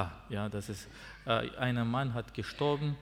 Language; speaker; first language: German; non-native, learner; Russian